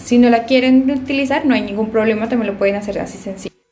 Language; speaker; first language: Spanish; native; Spanish